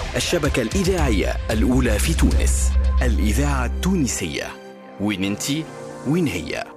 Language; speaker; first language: Arabic; native; Arabic